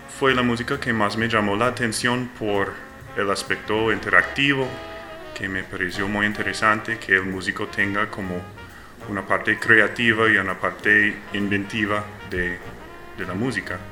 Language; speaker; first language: Spanish; non-native, learner; English